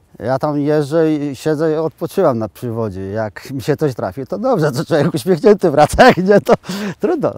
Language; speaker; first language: Polish; native; Polish